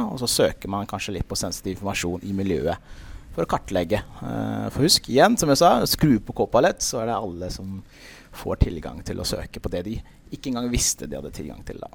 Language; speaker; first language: Norwegian; early bilingual, other home language; Punjabi